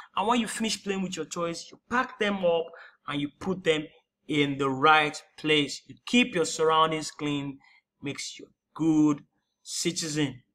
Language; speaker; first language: English; non-native, local second language; Yoruba